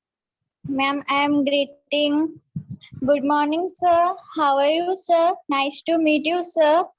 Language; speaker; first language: English; non-native, learner; Odia